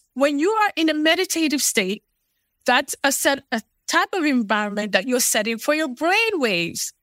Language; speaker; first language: English; non-native, local second language; Fula